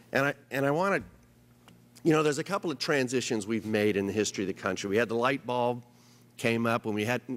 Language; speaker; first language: English; native; English